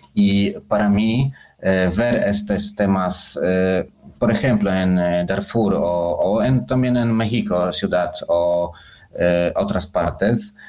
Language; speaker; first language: Spanish; non-native, fluent; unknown